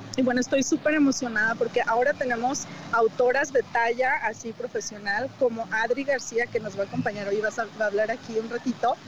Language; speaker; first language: Spanish; native; Spanish